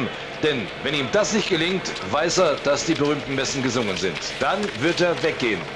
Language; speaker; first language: German; native; German